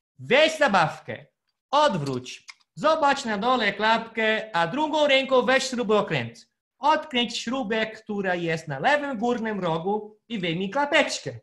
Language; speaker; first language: Polish; non-native, fluent; Portuguese